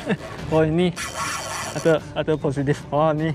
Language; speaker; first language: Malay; non-native, local second language; Chinese